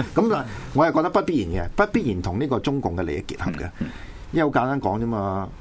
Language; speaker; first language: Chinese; non-native, local second language; Cantonese